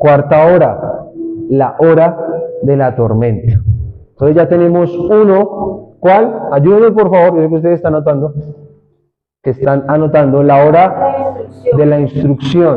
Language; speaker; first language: Spanish; native; Spanish